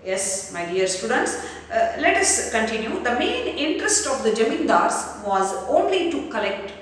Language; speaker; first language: English; non-native, local second language; Kannada